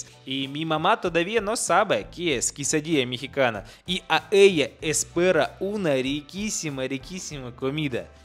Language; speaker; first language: Spanish; non-native, fluent; Russian